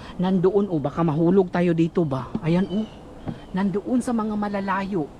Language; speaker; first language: Filipino; non-native, local second language; Cebuano